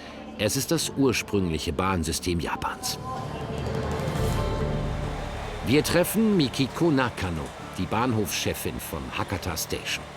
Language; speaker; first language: German; native; German